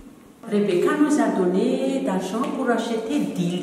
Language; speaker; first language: French; non-native, local second language; Malagasy